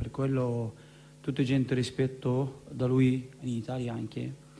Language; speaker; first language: Italian; non-native, learner; Turkish